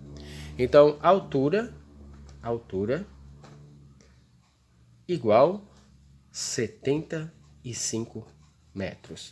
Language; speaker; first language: Portuguese; native; Portuguese